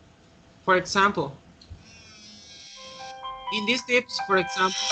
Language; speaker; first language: English; non-native, fluent; Spanish